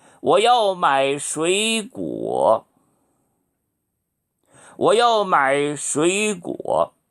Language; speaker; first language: Chinese; non-native, fluent; Korean